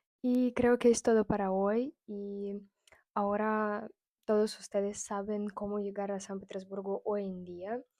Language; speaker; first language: Spanish; non-native, fluent; Russian